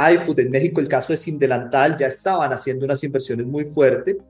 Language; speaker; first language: Spanish; native; Spanish